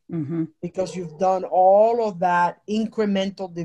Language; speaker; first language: English; native; English